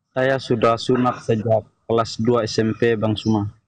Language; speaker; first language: Indonesian; native; Indonesian